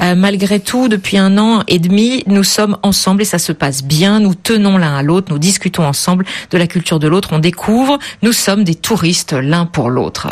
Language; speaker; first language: French; native; French